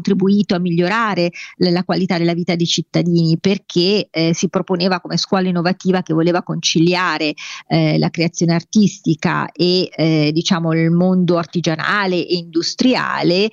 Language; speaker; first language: Italian; native; Italian